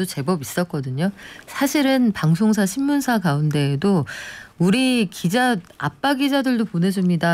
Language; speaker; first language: Korean; native; Korean